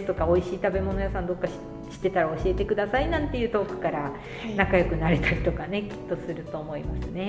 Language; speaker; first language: Japanese; native; Japanese